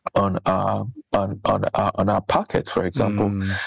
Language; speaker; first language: English; non-native, local second language; Akan